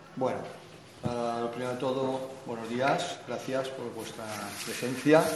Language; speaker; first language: Spanish; non-native, local second language; Catalan